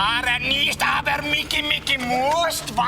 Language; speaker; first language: German; non-native, learner; Hebrew